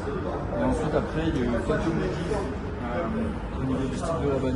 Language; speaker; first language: French; native; French